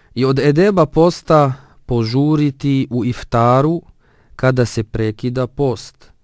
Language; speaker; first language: Bosnian; non-native, fluent; Arabic